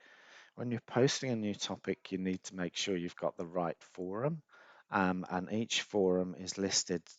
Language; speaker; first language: English; native; English